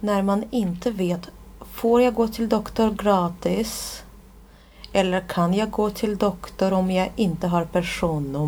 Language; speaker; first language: Swedish; non-native, fluent; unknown